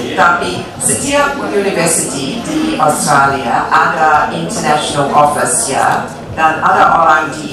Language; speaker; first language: Indonesian; non-native, fluent; English